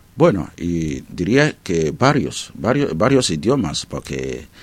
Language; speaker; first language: Spanish; non-native, fluent; Bini